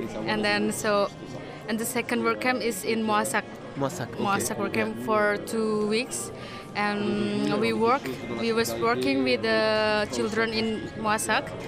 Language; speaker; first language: English; non-native, learner; Indonesian